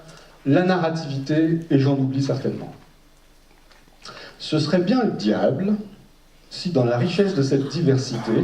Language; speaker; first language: French; native; French